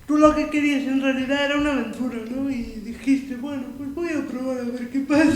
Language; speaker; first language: Spanish; native; Spanish